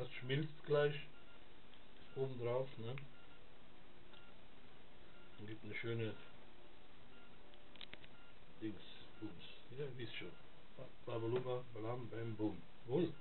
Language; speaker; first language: German; non-native, fluent; Italian